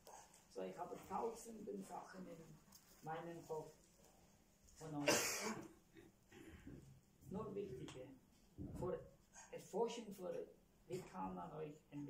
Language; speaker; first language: German; non-native, learner; Tamil